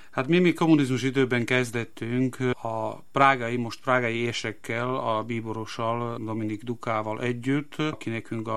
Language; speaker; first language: Hungarian; non-native, local second language; Slovak